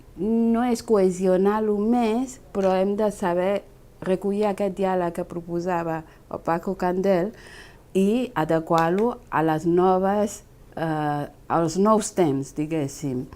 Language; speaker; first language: Catalan; non-native, fluent; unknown